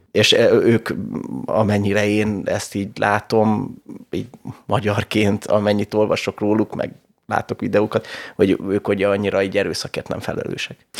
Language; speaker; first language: Hungarian; native; Hungarian